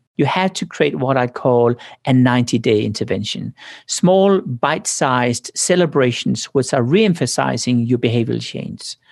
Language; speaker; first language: English; non-native, fluent; Danish